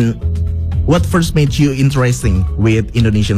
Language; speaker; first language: English; non-native, fluent; Indonesian